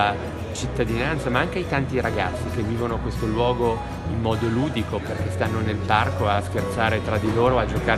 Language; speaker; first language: Italian; native; Italian